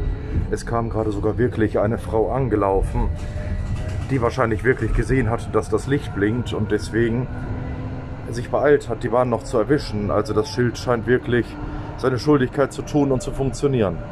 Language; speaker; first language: German; native; German